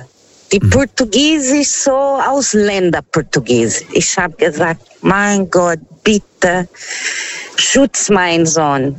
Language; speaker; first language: German; non-native, fluent; Portuguese